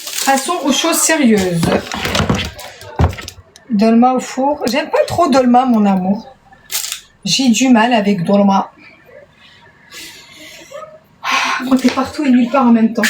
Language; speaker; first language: French; native; French